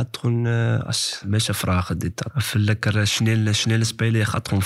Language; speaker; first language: Dutch; non-native, learner; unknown